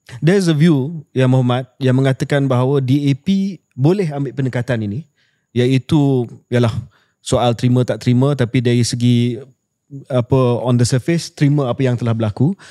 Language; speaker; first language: Malay; native; Malay